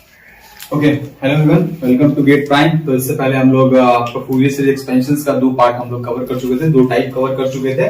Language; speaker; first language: Hindi; native; Hindi